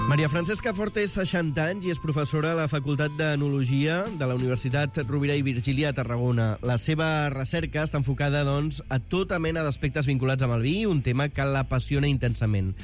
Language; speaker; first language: Catalan; native; Catalan